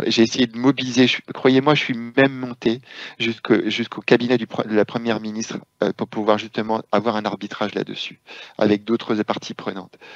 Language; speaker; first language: French; native; French